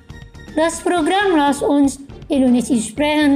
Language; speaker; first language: German; non-native, fluent; Indonesian